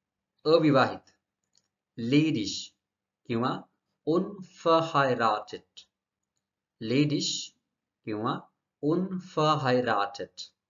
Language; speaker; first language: German; non-native, learner; Marathi